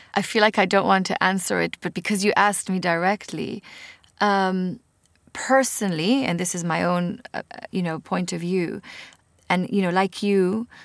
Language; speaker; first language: English; non-native, fluent; Hebrew